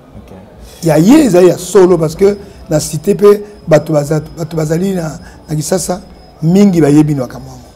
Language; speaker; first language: Lingala; non-native, local second language; Kongo